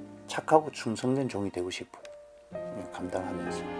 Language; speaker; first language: Korean; native; Korean